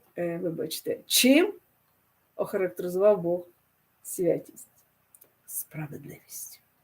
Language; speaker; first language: Ukrainian; non-native, local second language; Russian